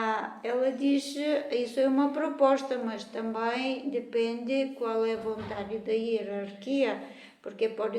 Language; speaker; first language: Portuguese; non-native, fluent; Bulgarian